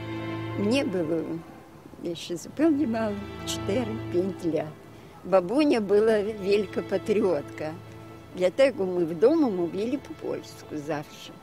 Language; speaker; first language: Polish; early bilingual, heritage; Polish